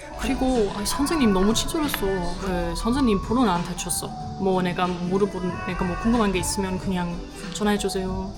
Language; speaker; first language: Korean; non-native, fluent; German